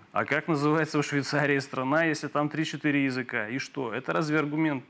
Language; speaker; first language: Russian; native; Russian